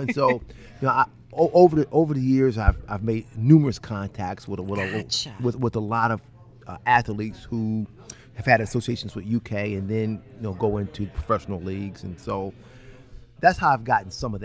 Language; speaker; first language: English; native; English